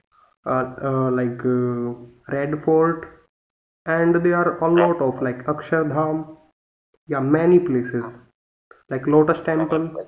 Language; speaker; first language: English; non-native, local second language; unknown